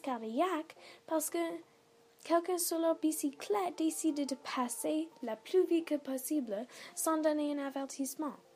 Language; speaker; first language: French; non-native, learner; English